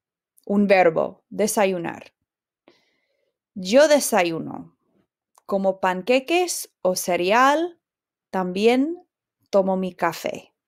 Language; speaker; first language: Spanish; non-native, fluent; English